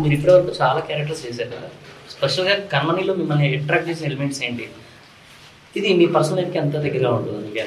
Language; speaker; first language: Telugu; native; Telugu